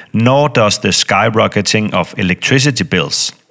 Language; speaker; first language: English; non-native, fluent; Danish